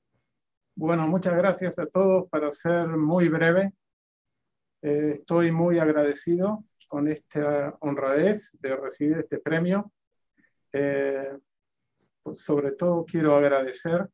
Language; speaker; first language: Spanish; non-native, fluent; English